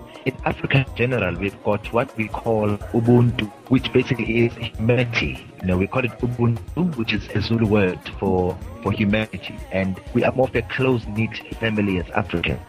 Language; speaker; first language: English; non-native, local second language; Zulu